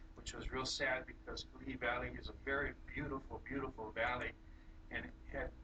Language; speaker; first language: English; native; English